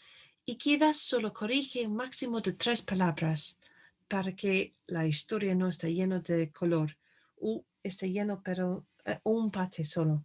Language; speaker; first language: Spanish; non-native, fluent; English